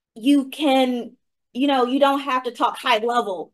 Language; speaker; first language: English; native; English